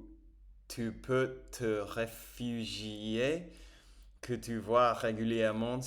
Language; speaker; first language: French; non-native, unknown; English